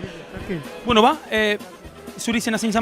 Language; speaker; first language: Basque; native; Basque